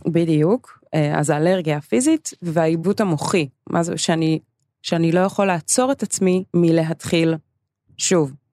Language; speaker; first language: Hebrew; early bilingual, other home language; English